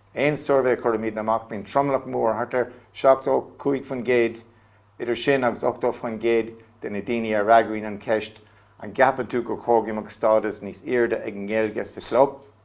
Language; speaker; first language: Irish; non-native, local second language; English